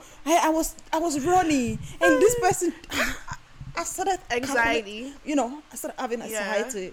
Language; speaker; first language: English; non-native, local second language; Yoruba